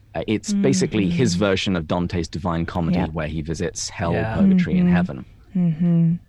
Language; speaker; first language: English; native; English